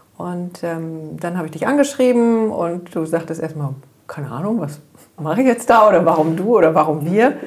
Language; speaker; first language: German; native; German